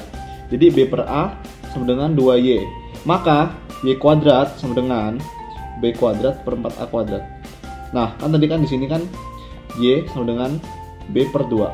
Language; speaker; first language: Indonesian; native; Indonesian